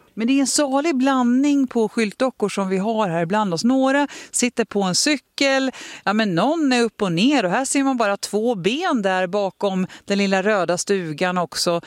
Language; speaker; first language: Swedish; native; Swedish